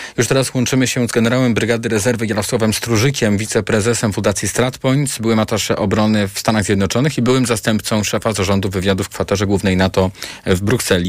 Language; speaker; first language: Polish; native; Polish